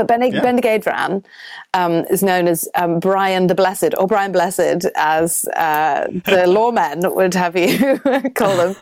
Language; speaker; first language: English; native; English